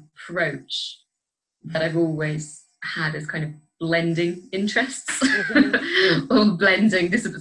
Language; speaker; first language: English; native; English